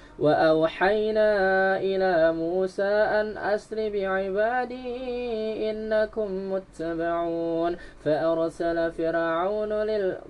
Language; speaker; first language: Arabic; non-native, learner; Indonesian